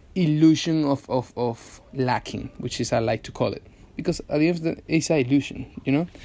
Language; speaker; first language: English; non-native, fluent; Spanish